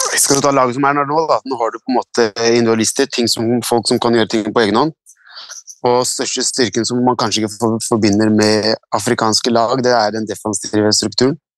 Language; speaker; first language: Norwegian; early bilingual, other home language; Arabic